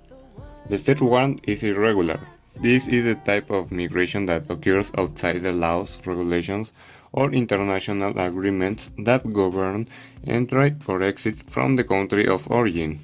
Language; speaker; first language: English; non-native, learner; Spanish